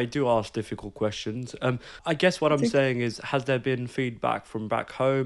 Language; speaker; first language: English; early bilingual, other home language; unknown